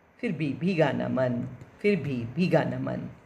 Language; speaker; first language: Hindi; native; Hindi